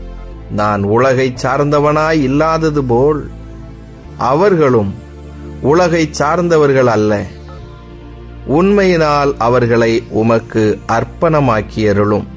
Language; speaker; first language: Tamil; native; Tamil